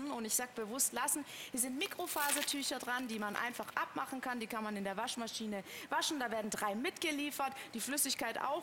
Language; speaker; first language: German; native; German